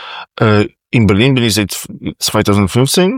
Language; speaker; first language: German; non-native, fluent; Polish